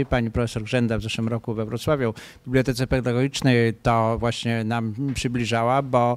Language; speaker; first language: Polish; native; Polish